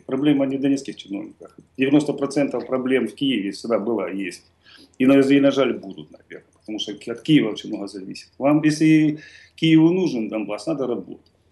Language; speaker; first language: Russian; native; Russian